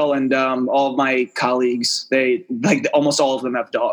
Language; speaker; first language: English; native; English